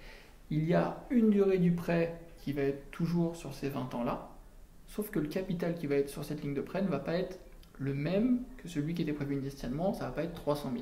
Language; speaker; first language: French; native; French